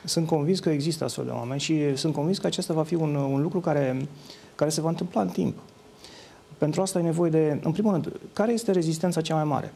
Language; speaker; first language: Romanian; native; Romanian